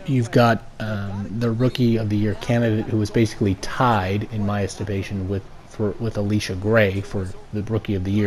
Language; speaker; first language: English; native; English